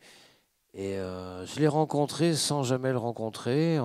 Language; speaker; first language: French; native; French